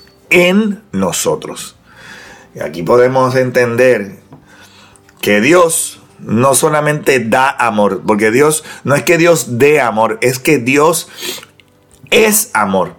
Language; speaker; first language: Spanish; native; Spanish